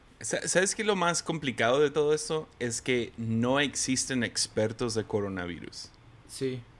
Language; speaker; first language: Spanish; native; Spanish